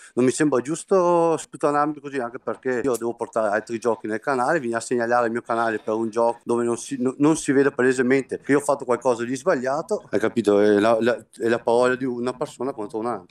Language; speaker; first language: Italian; native; Italian